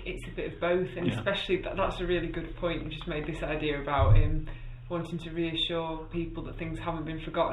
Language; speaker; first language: English; native; English